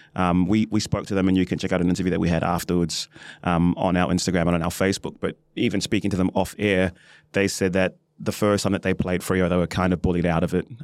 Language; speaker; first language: English; native; English